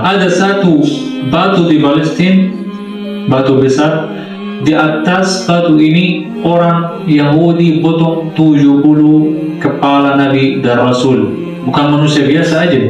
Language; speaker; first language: Indonesian; non-native, fluent; Arabic